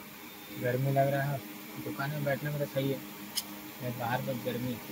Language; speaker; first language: Hindi; non-native, local second language; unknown